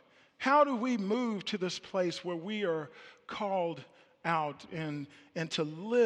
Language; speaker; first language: English; native; English